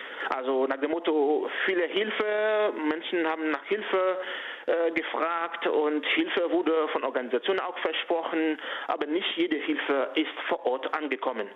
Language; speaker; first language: German; non-native, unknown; Haitian Creole